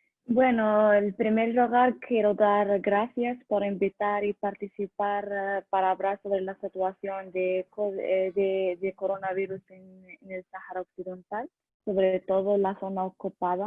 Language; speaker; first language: Spanish; non-native, learner; Arabic